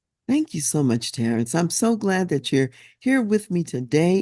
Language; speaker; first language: English; native; English